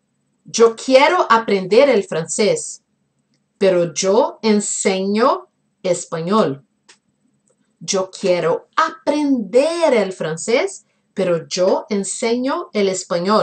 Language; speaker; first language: Spanish; non-native, fluent; Portuguese